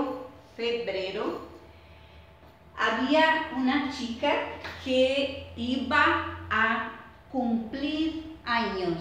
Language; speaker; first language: Spanish; non-native, fluent; Portuguese